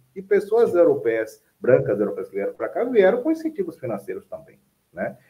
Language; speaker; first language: Portuguese; native; Portuguese